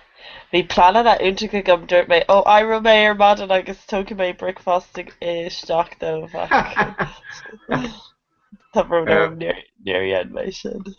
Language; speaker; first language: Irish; non-native, local second language; English